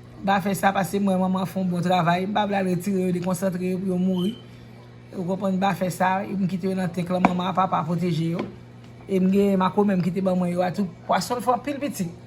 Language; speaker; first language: French; non-native, learner; Haitian Creole